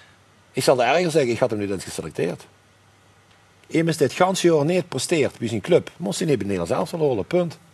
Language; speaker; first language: Dutch; native; Dutch